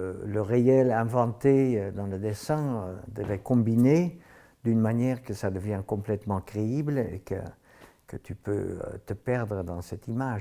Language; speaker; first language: French; non-native, fluent; Dutch